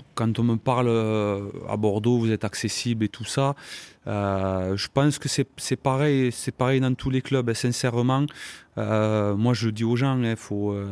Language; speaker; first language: French; native; French